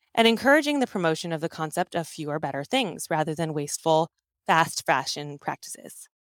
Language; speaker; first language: English; early bilingual, other home language; Hindi